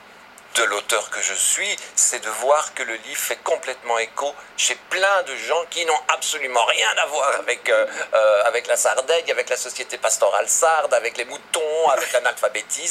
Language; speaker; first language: French; native; French